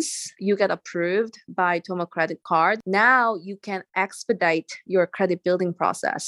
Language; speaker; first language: English; non-native, fluent; Korean